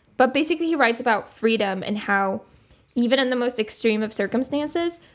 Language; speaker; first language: English; non-native, fluent; Spanish